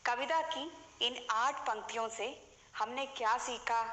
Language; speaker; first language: Hindi; non-native, local second language; Malayalam